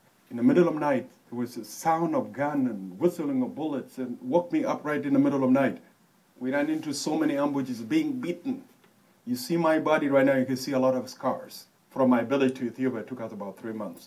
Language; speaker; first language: English; non-native, fluent; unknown